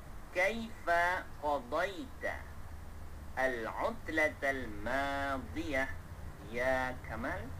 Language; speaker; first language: Arabic; non-native, fluent; Malay